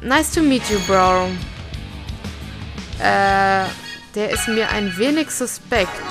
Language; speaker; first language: German; native; German